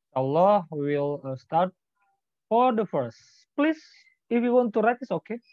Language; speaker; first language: English; non-native, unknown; Indonesian